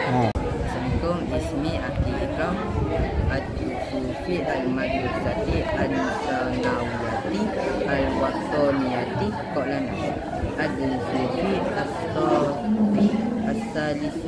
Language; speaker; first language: Arabic; non-native, learner; Malay